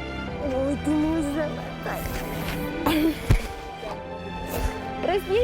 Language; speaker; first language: Russian; native; Russian